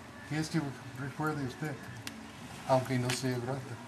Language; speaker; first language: Spanish; non-native, fluent; English